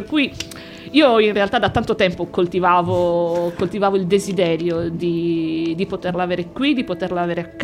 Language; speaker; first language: Italian; native; Italian